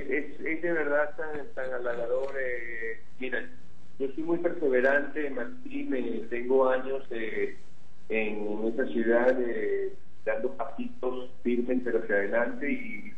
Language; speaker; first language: Spanish; native; Spanish